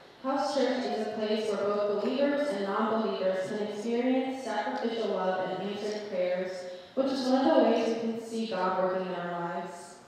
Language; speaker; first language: English; early bilingual, other home language; Korean